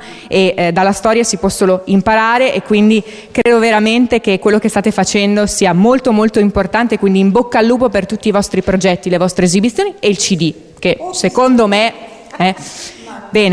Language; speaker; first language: Italian; native; Italian